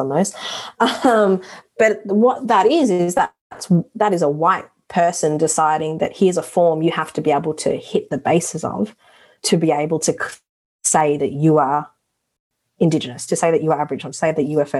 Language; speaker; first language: English; native; English